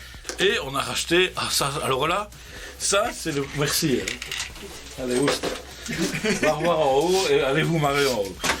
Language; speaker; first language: French; native; French